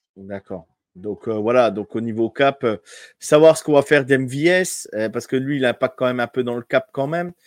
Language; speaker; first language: French; native; French